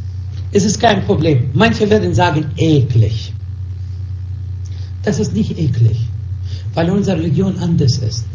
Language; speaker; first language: German; non-native, fluent; Arabic